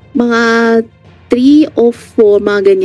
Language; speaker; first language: Filipino; non-native, learner; Chinese